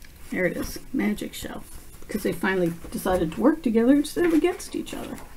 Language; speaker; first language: English; native; English